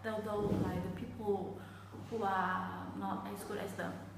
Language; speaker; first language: English; non-native, fluent; Vietnamese